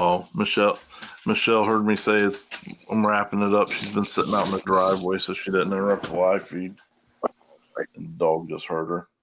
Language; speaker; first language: English; native; English